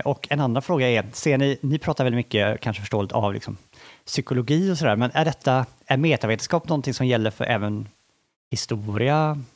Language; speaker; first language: Swedish; native; Swedish